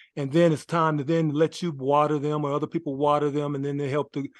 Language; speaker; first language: English; native; English